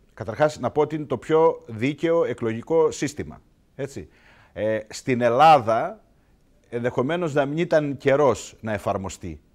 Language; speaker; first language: Greek; native; Greek